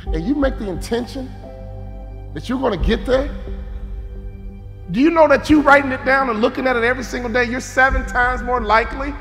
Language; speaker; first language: English; native; English